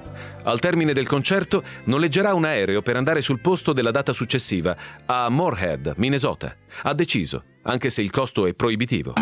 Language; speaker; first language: Italian; native; Italian